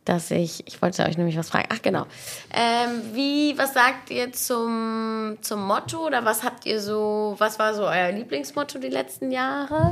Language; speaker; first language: German; native; German